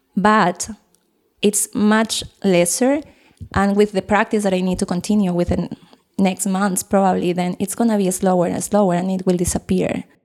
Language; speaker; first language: English; non-native, fluent; Spanish